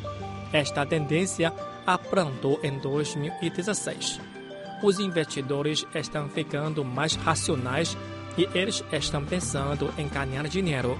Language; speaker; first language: Portuguese; non-native, fluent; Chinese